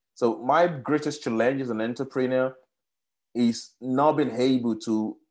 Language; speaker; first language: English; non-native, local second language; Yoruba